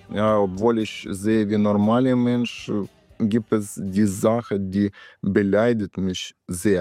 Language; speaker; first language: German; non-native, learner; Russian